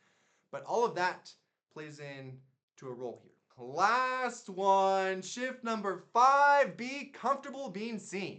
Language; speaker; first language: English; native; English